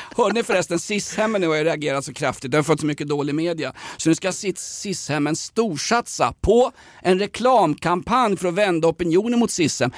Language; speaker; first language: Swedish; native; Swedish